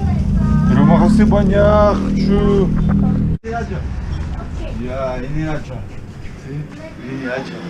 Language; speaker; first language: Indonesian; non-native, learner; English